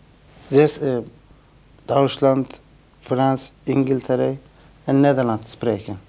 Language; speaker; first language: Dutch; non-native, learner; Turkish